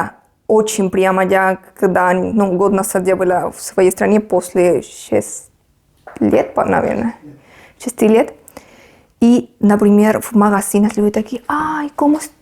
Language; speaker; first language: Russian; non-native, fluent; Spanish